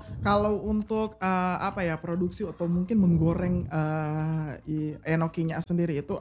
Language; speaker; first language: Indonesian; native; Indonesian